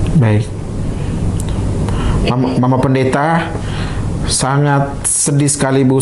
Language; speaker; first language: Indonesian; native; Indonesian